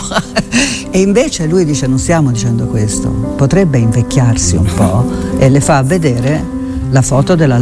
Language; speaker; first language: Italian; native; Italian